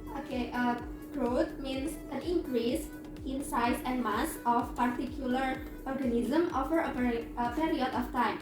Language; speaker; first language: English; non-native, learner; Indonesian